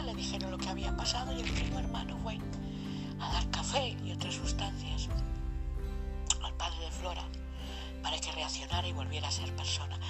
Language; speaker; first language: Spanish; native; Spanish